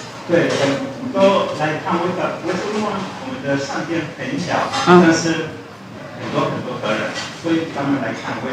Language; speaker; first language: Chinese; non-native, learner; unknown